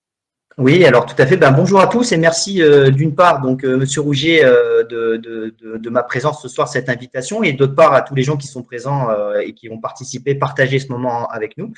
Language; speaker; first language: French; native; French